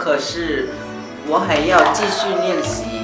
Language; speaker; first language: Chinese; non-native, learner; Thai